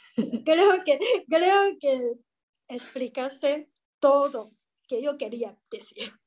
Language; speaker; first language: Spanish; non-native, learner; Chinese